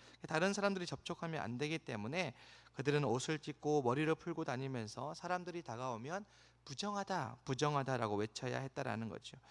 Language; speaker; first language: Korean; native; Korean